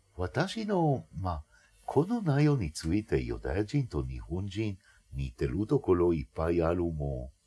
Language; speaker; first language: Japanese; non-native, fluent; Hebrew